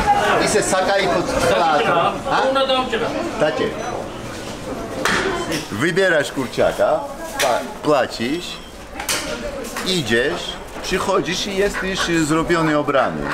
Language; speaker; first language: Polish; non-native, fluent; Georgian